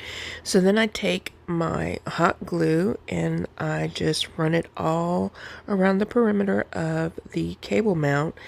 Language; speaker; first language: English; native; English